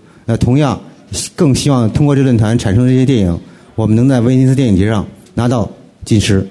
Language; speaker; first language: Chinese; native; Chinese